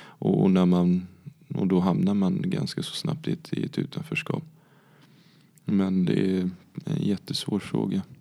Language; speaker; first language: Swedish; early bilingual, other home language; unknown